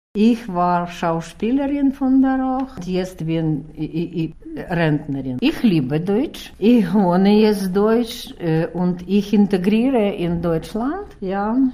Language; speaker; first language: German; non-native, learner; Ukrainian